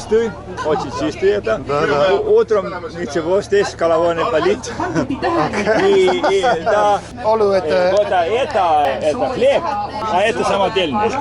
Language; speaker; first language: Russian; non-native, fluent; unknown